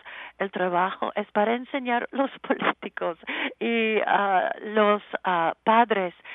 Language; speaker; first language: Spanish; non-native, learner; English